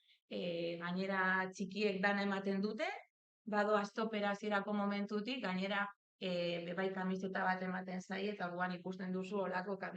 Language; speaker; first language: Basque; native; Basque